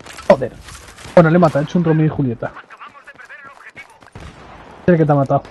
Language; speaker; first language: Spanish; native; Spanish